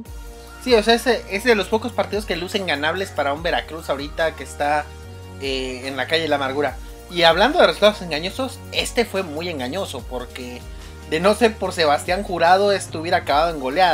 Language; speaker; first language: Spanish; native; Spanish